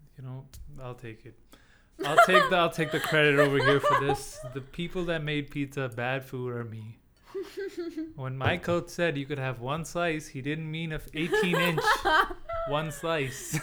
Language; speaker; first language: English; non-native, local second language; Punjabi